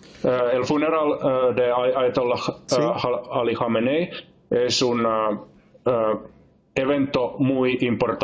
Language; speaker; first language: Spanish; non-native, fluent; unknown